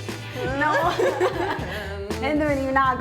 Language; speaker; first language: Welsh; non-native, local second language; English